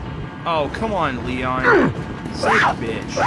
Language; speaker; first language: English; native; English